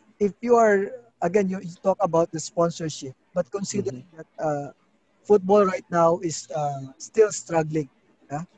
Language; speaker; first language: English; non-native, local second language; Filipino